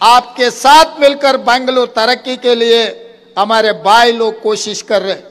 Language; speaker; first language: Hindi; non-native, local second language; Telugu